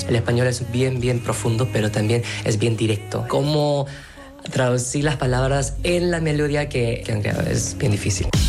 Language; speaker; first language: Spanish; non-native, fluent; Korean